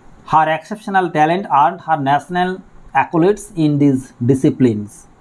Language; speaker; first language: English; non-native, local second language; Bangla